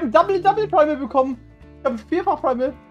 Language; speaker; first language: German; native; German